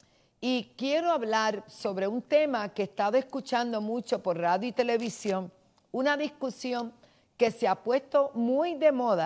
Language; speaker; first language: Spanish; native; Spanish